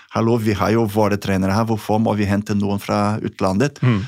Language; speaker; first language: Norwegian; non-native, fluent; Portuguese